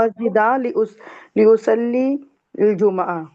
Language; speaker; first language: Arabic; non-native, learner; Urdu